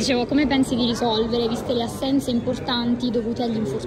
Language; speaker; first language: Italian; native; Italian